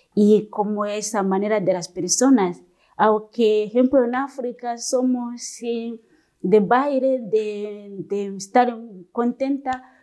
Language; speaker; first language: Spanish; non-native, learner; Kinyarwanda